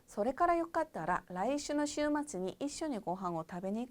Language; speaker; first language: Japanese; non-native, fluent; Korean